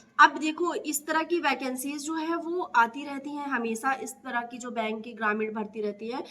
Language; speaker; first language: Hindi; native; Hindi